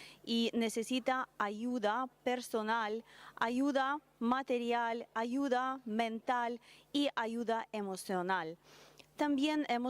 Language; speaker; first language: Spanish; non-native, learner; Russian